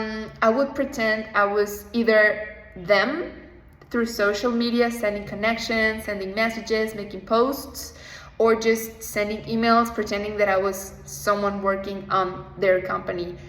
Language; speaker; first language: English; non-native, fluent; Spanish